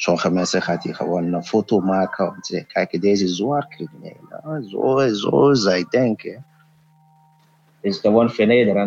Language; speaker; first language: Dutch; non-native, fluent; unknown